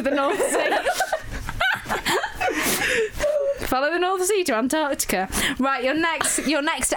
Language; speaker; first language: English; native; English